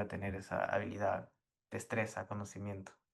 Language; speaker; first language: Spanish; native; Spanish